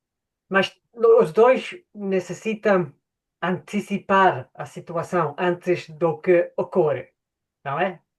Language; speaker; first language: Portuguese; non-native, fluent; English